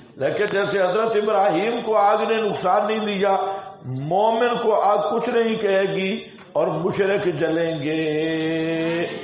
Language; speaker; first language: Urdu; non-native, local second language; Saraiki